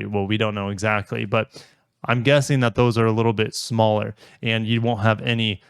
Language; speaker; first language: English; native; English